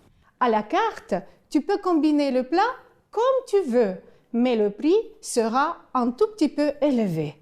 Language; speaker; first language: French; non-native, fluent; Ukrainian